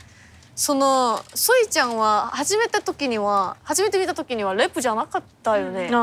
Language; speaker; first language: Japanese; non-native, fluent; Korean